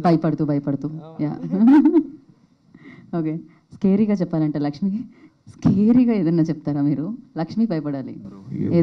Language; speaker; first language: Telugu; native; Telugu